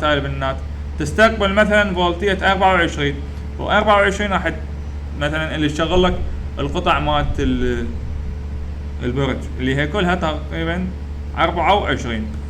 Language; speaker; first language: Arabic; native; Arabic